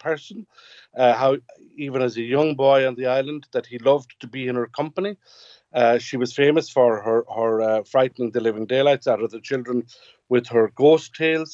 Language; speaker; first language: English; native; English